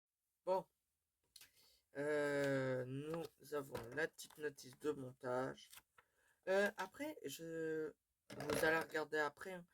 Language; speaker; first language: French; native; French